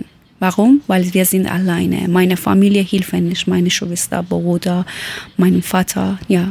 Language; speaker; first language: German; non-native, learner; Persian